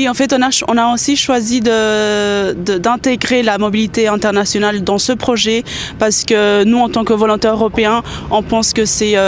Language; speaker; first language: French; non-native, fluent; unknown